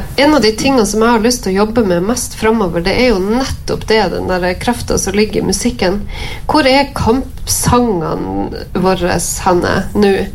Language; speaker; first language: Norwegian; native; Norwegian